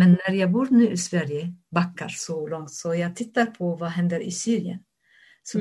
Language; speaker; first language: Swedish; non-native, fluent; Arabic